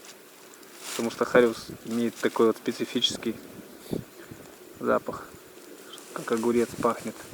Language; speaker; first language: Russian; native; Russian